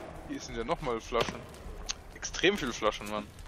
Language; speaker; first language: German; native; German